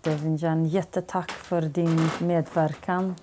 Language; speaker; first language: Swedish; non-native, fluent; Kurdish